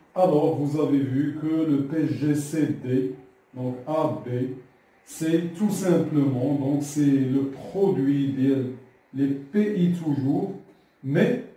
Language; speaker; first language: French; non-native, local second language; Arabic